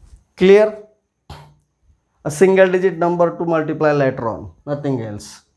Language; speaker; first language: English; non-native, local second language; Marathi